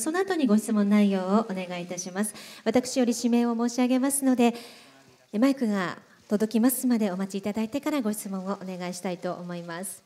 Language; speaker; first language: Japanese; native; Japanese